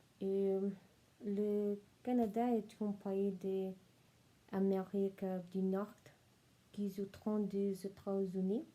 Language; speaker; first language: French; non-native, learner; Spanish